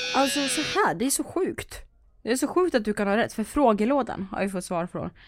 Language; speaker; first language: Swedish; native; Swedish